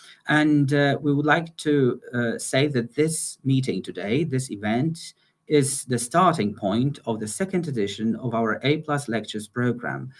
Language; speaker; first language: English; non-native, fluent; Polish